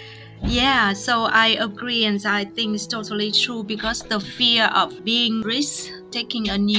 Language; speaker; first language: English; non-native, fluent; Vietnamese